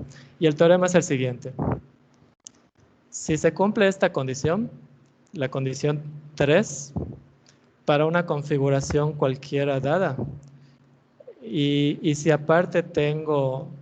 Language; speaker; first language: Spanish; native; Spanish